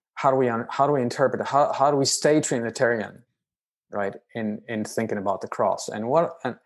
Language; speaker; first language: English; non-native, fluent; Romanian